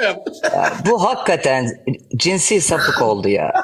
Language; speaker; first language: Turkish; native; Turkish